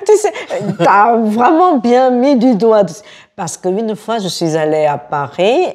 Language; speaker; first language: French; non-native, fluent; Korean